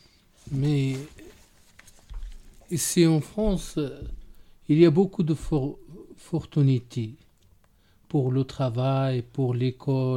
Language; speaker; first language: French; non-native, learner; Arabic